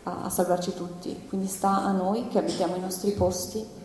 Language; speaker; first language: Italian; non-native, fluent; English